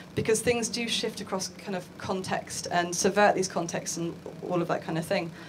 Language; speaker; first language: English; native; English